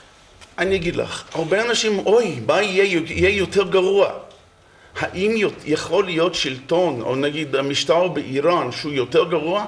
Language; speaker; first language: Hebrew; non-native, fluent; English